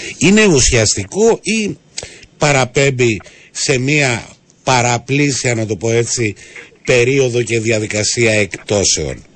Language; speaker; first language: Greek; native; Greek